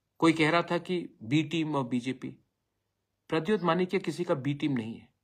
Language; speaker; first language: Hindi; non-native, local second language; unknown